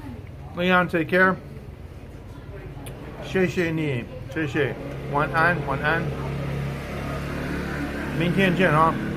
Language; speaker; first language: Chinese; non-native, learner; English